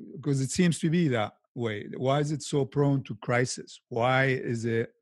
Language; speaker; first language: English; non-native, fluent; Arabic